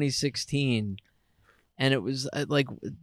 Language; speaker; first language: English; native; English